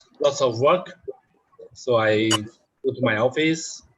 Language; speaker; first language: English; non-native, learner; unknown